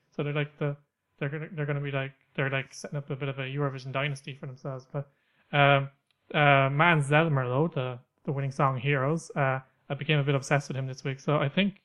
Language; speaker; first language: English; native; English